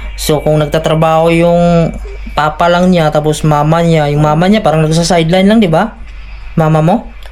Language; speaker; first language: Filipino; non-native, local second language; Cebuano